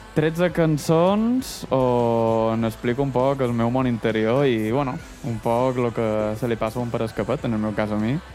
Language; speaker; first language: Catalan; native; Catalan